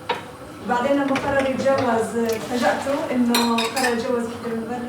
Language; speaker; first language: Arabic; native; Arabic